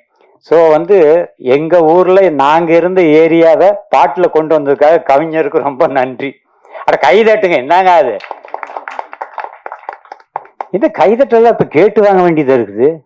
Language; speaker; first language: Tamil; native; Tamil